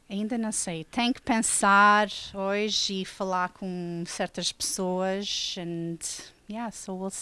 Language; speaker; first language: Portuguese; early bilingual, heritage; Portuguese